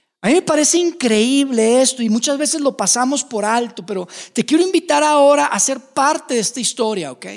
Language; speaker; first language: Spanish; native; Spanish